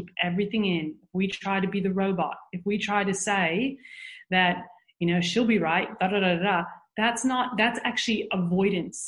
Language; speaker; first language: English; native; English